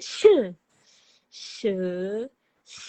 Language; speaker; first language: Chinese; non-native, learner; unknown